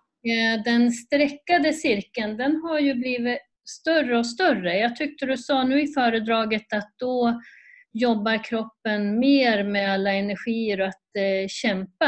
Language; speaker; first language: Swedish; native; Swedish